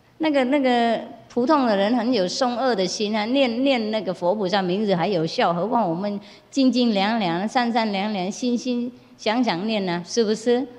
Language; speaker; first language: Chinese; non-native, fluent; Vietnamese